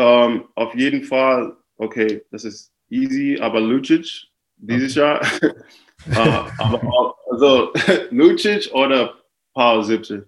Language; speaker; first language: German; non-native, fluent; English